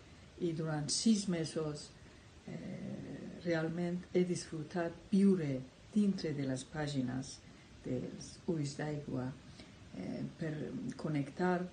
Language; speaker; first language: Catalan; non-native, fluent; Persian